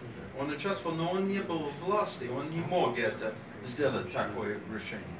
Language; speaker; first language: Russian; non-native, fluent; English